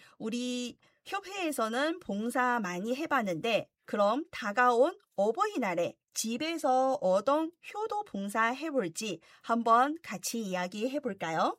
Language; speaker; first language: Korean; non-native, fluent; Chinese